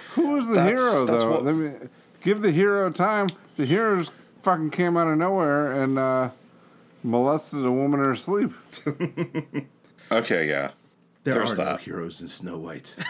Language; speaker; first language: English; native; English